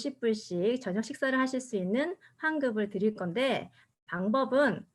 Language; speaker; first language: Korean; native; Korean